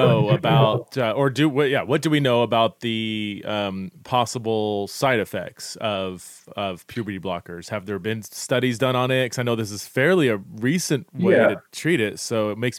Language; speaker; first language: English; native; English